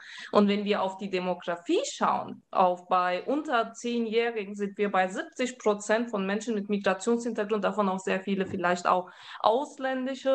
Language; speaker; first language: German; early bilingual, other home language; Turkish